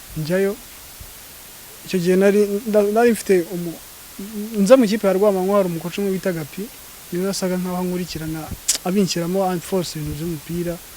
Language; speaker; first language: Kinyarwanda; native; Kinyarwanda